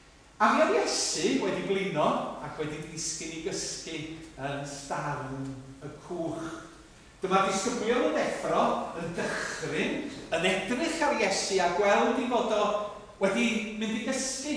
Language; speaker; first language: Welsh; native; Welsh